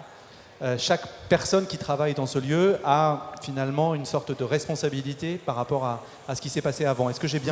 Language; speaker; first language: French; native; French